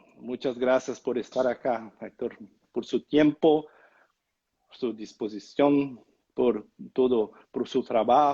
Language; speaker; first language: Spanish; non-native, learner; Portuguese